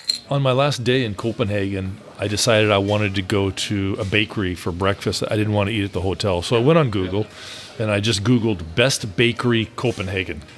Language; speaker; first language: English; native; English